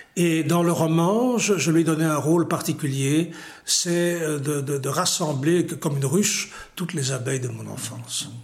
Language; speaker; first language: French; native; French